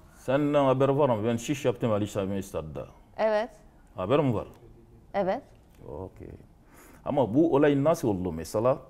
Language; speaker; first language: Turkish; non-native, learner; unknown